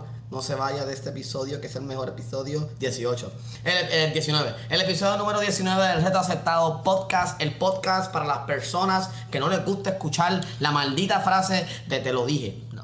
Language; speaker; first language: Spanish; native; Spanish